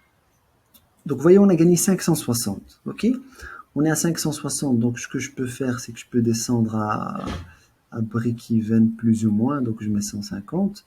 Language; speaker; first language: French; native; French